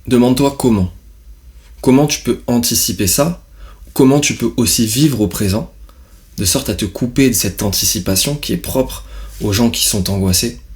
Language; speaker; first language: French; native; French